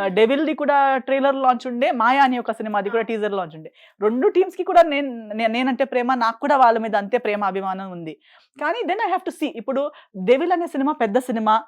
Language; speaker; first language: Telugu; non-native, fluent; Konkani